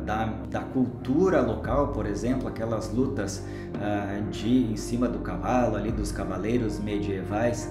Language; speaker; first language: Portuguese; native; Portuguese